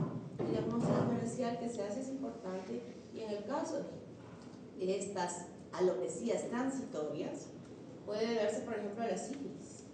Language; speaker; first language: Spanish; native; Spanish